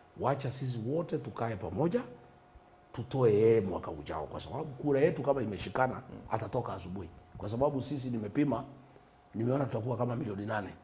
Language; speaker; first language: Swahili; non-native, local second language; Kikuyu